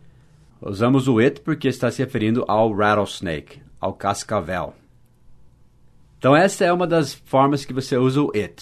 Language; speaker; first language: Portuguese; non-native, fluent; English